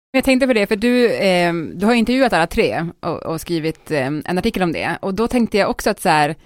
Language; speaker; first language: Swedish; native; Swedish